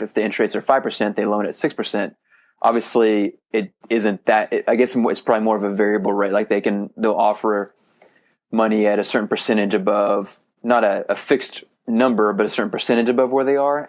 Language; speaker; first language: English; native; English